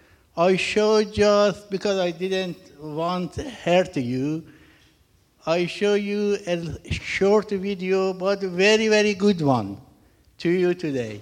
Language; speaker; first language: English; non-native, learner; Persian